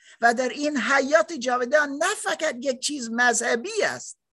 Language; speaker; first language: Persian; non-native, learner; German